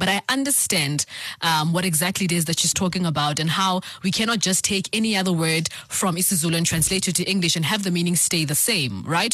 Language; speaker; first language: English; non-native, local second language; Zulu